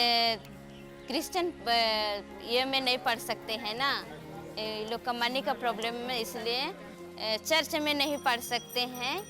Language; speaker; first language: Hindi; non-native, local second language; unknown